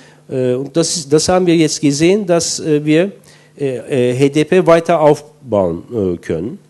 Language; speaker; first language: German; non-native, fluent; Turkish